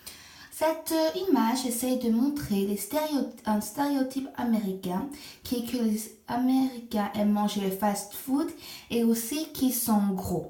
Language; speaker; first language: French; non-native, fluent; English